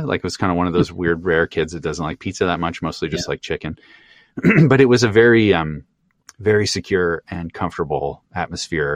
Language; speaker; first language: English; native; English